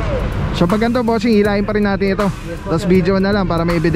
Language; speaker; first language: Filipino; native; Filipino